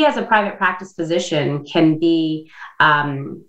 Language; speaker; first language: English; non-native, fluent; Indonesian